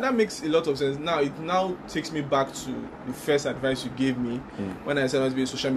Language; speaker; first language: English; non-native, local second language; Yoruba